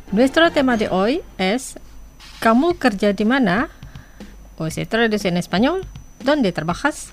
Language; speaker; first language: Spanish; non-native, fluent; Indonesian